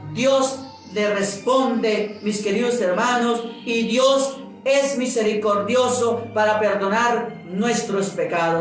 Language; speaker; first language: Spanish; native; Spanish